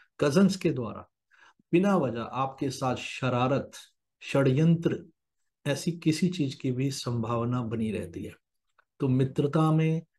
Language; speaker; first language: Hindi; native; Hindi